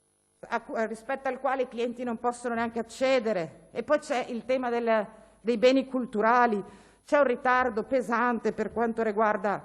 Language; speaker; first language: Italian; native; Italian